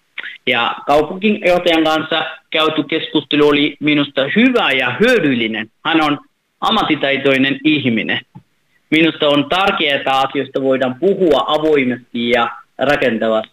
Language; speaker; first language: Finnish; non-native, fluent; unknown